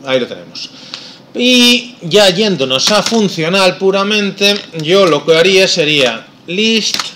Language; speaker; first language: Spanish; non-native, local second language; Galician